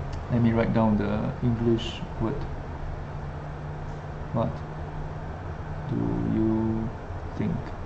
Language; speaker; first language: English; non-native, local second language; Chinese